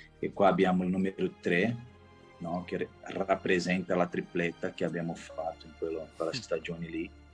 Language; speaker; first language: Italian; non-native, fluent; Portuguese